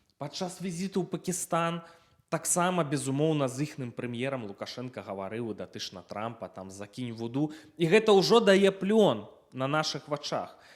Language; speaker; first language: Belarusian; non-native, local second language; Russian